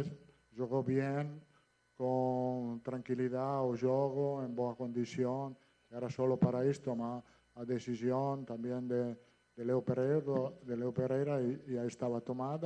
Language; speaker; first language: Portuguese; non-native, fluent; Italian